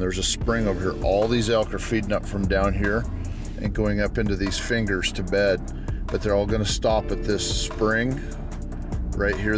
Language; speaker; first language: English; native; English